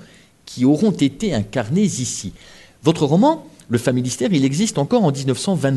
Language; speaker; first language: French; native; French